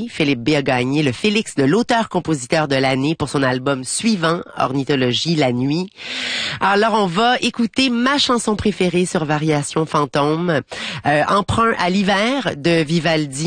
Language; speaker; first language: French; native; French